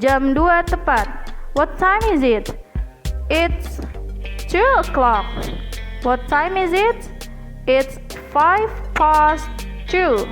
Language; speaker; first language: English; non-native, learner; Indonesian